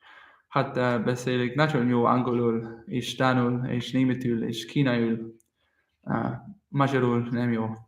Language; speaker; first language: Hungarian; non-native, learner; Danish